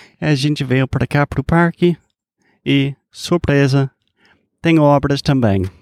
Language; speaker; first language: Portuguese; non-native, fluent; English